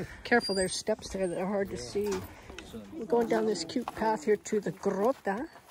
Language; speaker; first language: English; native; English